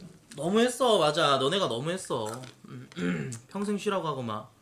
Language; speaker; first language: Korean; native; Korean